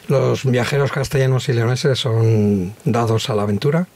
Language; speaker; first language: Spanish; native; Spanish